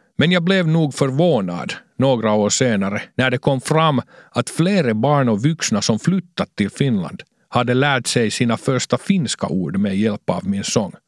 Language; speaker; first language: Swedish; non-native, local second language; Finnish